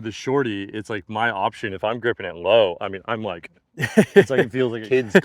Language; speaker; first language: English; native; English